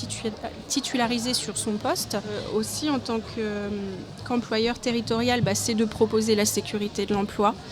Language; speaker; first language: French; native; French